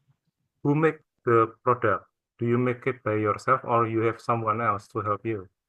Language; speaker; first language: English; non-native, fluent; Indonesian